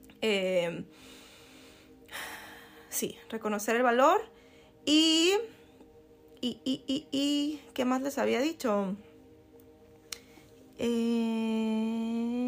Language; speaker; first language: Spanish; native; Spanish